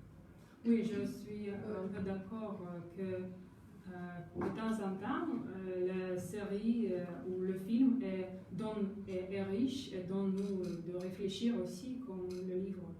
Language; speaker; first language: French; non-native, learner; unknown